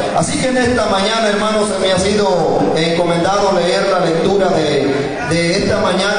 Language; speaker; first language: Spanish; native; Spanish